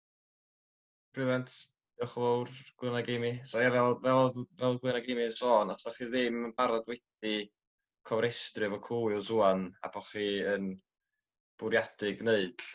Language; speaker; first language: Welsh; native; Welsh